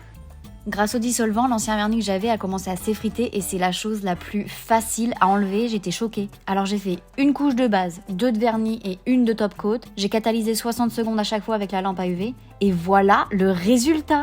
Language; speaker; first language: French; native; French